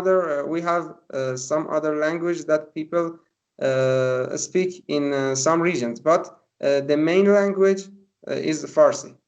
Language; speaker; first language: English; non-native, learner; Persian